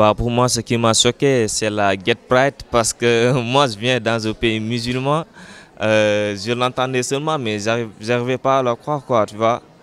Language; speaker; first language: French; non-native, local second language; Wolof